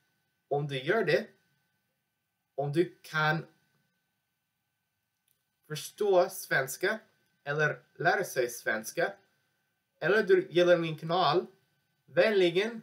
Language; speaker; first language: Swedish; non-native, learner; English